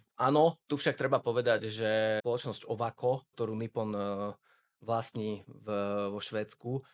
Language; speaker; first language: Slovak; native; Slovak